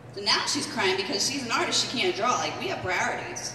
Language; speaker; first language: English; native; English